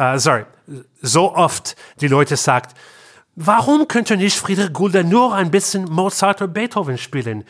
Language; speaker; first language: German; non-native, learner; English